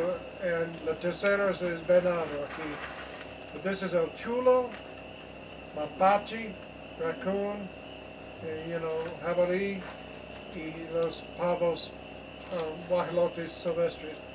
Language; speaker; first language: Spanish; non-native, learner; English